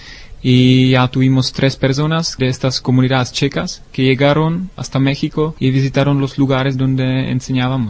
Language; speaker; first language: Spanish; non-native, learner; Czech